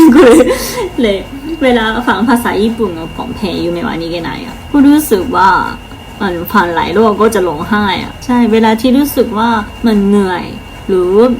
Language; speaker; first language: Thai; non-native, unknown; Japanese